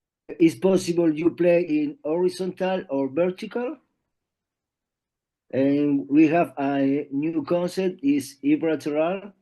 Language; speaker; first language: English; non-native, learner; Spanish